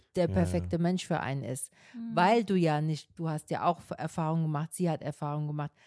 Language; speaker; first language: German; native; German